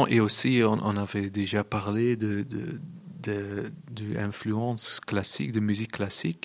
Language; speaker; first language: French; non-native, local second language; Dutch